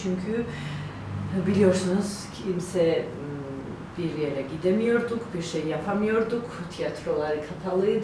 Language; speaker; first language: Turkish; non-native, learner; Georgian